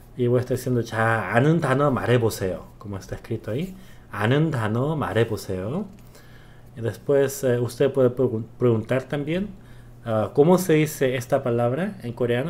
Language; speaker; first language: Spanish; early bilingual, other home language; Korean